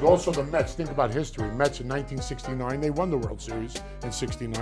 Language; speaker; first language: English; native; English